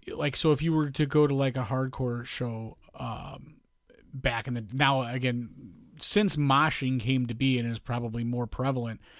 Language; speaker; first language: English; native; English